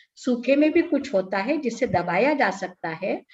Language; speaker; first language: Hindi; non-native, local second language; Marathi